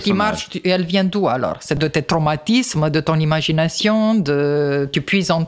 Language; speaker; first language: French; native; French